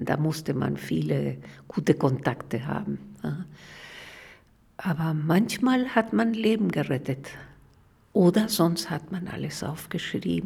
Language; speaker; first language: German; non-native, fluent; Spanish